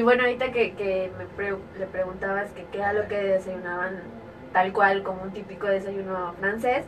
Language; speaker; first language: Spanish; native; Spanish